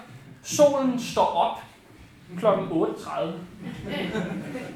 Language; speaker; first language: Danish; native; Danish